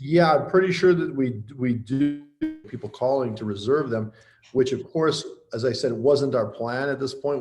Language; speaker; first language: English; native; English